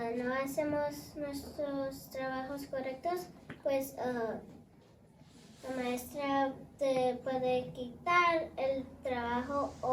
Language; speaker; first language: Spanish; early bilingual, heritage; Spanish